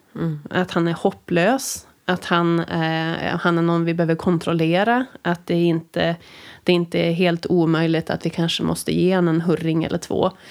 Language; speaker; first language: Swedish; native; Swedish